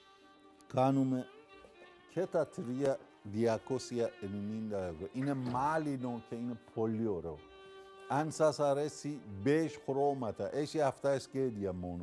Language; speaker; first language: Greek; non-native, learner; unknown